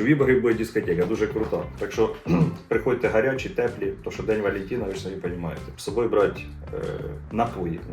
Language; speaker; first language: Ukrainian; native; Ukrainian